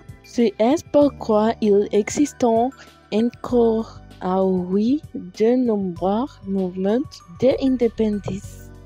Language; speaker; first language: French; non-native, learner; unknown